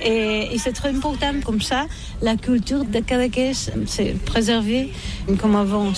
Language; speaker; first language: French; non-native, learner; Catalan